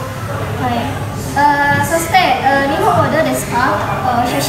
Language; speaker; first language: Japanese; non-native, learner; Indonesian